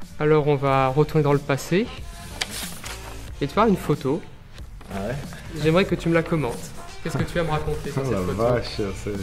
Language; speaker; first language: French; native; French